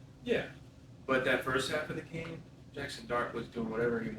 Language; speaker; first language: English; native; English